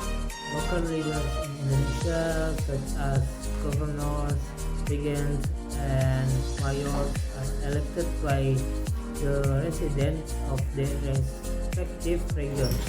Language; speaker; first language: English; non-native, learner; Indonesian